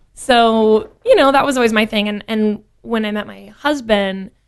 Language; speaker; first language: English; native; English